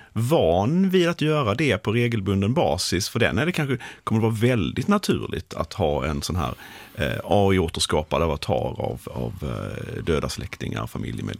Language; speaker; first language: Swedish; native; Swedish